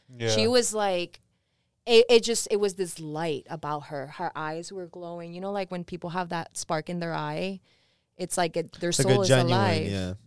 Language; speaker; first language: English; early bilingual, other home language; Spanish